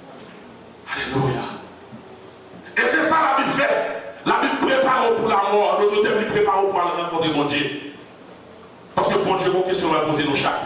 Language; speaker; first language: French; non-native, local second language; Haitian Creole